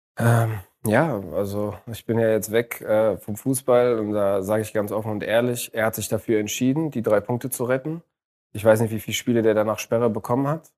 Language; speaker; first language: German; early bilingual, other home language; Arabic